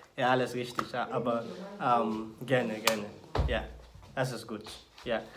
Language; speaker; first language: German; non-native, learner; Yoruba